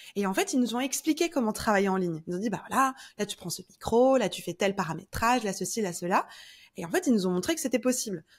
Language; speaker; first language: French; native; French